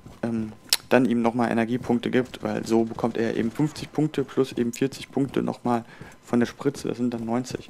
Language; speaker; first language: German; native; German